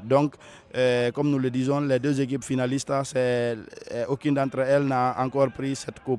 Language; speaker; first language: French; non-native, local second language; Fula